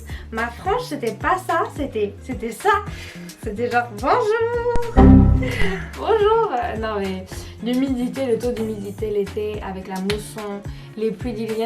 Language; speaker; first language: French; native; French